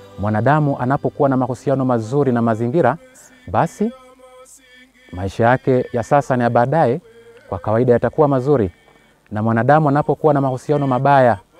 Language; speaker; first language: Swahili; non-native, local second language; Luyia